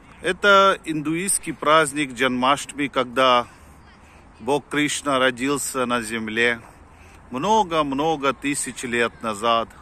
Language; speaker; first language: Russian; non-native, fluent; Hindi